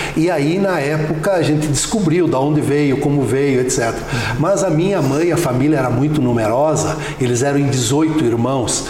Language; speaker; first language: Portuguese; non-native, local second language; Venetian